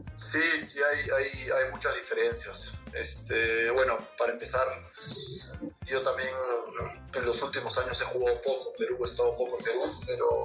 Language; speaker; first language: Spanish; native; Spanish